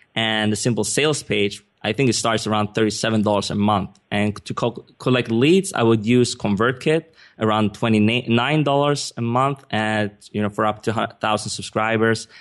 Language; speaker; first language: English; non-native, fluent; Swedish